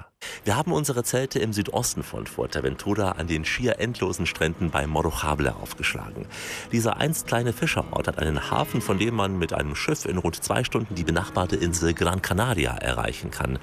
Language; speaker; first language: German; native; German